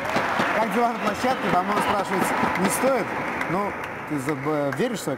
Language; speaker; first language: Russian; native; Russian